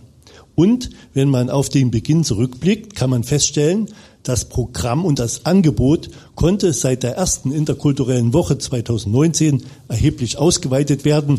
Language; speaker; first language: German; native; German